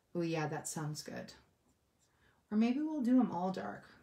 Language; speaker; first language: English; native; English